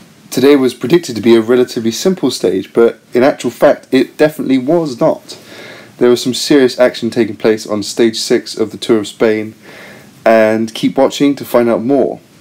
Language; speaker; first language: English; native; English